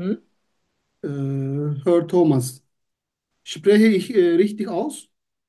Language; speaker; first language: German; non-native, learner; Turkish